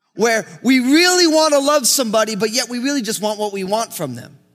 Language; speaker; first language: English; native; English